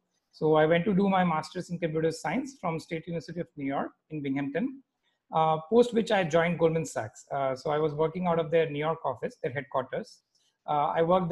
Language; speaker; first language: English; non-native, local second language; Hindi